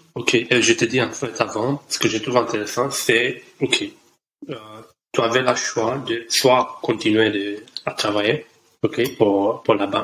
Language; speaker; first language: French; non-native, learner; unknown